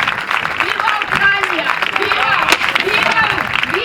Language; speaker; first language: Spanish; non-native, fluent; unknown